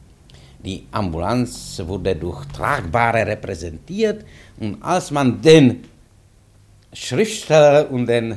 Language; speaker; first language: German; non-native, fluent; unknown